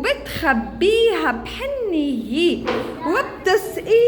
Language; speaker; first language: Arabic; native; Arabic